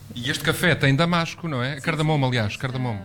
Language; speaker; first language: Portuguese; native; Portuguese